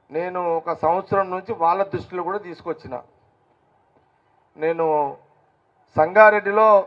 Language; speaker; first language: Telugu; native; Telugu